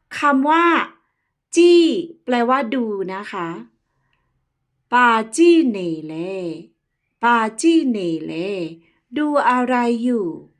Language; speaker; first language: Thai; native; Thai